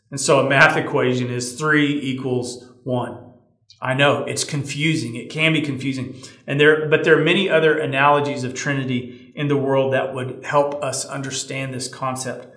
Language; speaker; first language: English; native; English